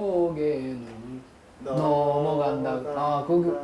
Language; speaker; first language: Korean; early bilingual, heritage; Japanese